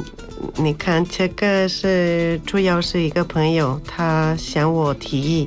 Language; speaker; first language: Chinese; non-native, fluent; Spanish